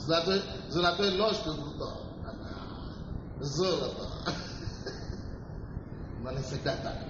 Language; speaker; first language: Russian; non-native, fluent; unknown